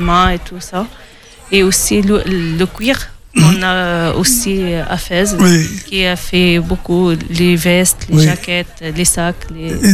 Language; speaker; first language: French; non-native, local second language; Arabic